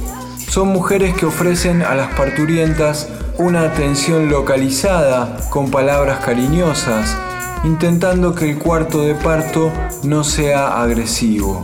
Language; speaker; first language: Spanish; native; Spanish